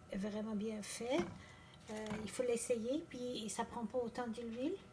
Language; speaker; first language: French; non-native, learner; Persian